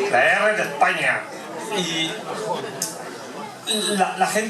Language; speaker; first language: Catalan; non-native, local second language; French